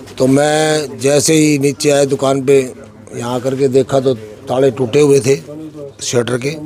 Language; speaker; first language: Hindi; native; Hindi